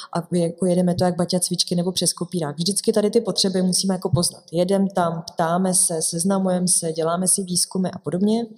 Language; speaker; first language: Czech; native; Czech